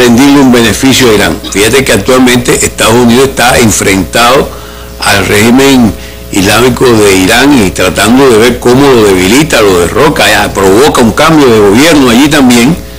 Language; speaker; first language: Spanish; native; Spanish